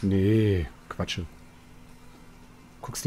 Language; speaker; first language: German; native; German